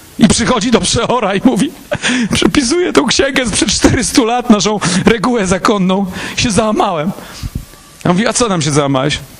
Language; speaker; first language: Polish; native; Polish